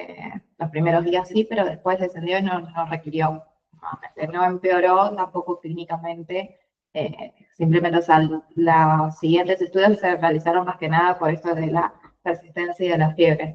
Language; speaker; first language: Spanish; native; Spanish